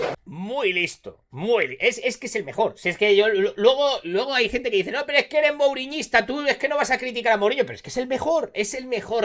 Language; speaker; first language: Spanish; native; Spanish